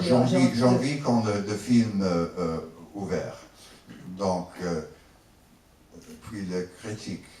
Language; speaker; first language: French; non-native, learner; English